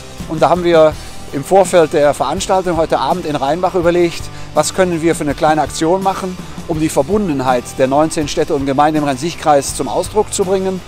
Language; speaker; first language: German; native; German